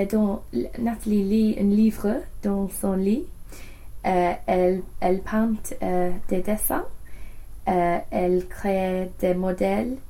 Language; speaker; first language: French; non-native, learner; English